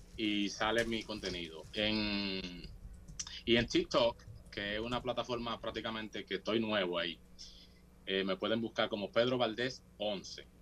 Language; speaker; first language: Spanish; native; Spanish